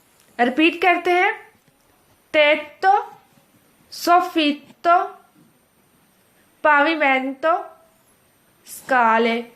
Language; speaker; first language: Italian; non-native, fluent; Urdu